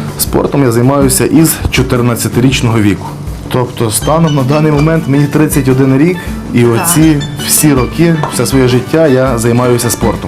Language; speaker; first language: Ukrainian; native; Ukrainian